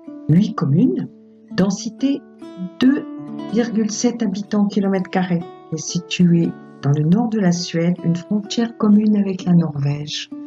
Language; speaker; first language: French; native; French